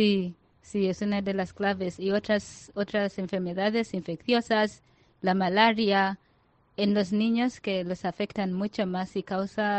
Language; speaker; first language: Spanish; non-native, fluent; Ganda